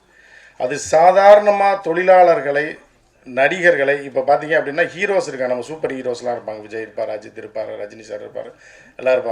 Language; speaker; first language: Tamil; native; Tamil